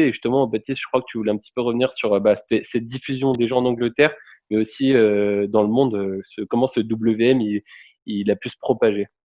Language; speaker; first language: French; native; French